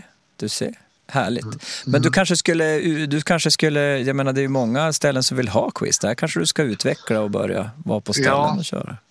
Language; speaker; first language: Swedish; native; Swedish